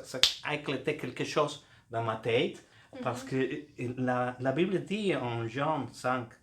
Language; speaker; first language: French; non-native, fluent; Spanish